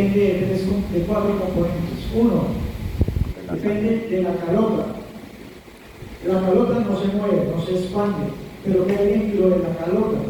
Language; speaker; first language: Spanish; native; Spanish